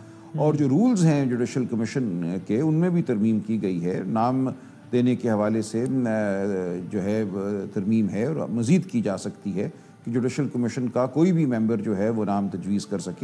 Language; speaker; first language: Urdu; native; Urdu